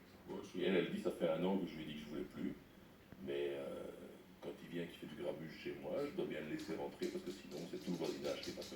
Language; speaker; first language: French; native; French